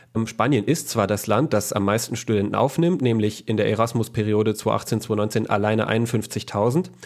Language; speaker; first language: German; native; German